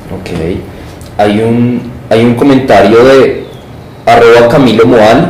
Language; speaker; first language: Spanish; native; Spanish